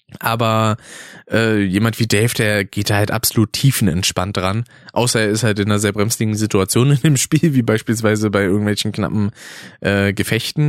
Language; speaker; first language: German; native; German